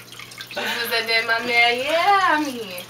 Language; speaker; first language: French; non-native, learner; English